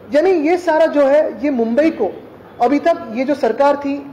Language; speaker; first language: Hindi; non-native, local second language; Marathi